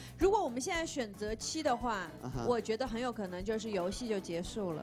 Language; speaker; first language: Chinese; native; Chinese